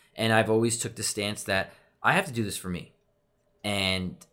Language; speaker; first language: English; native; English